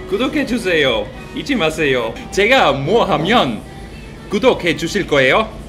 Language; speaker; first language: Korean; non-native, learner; German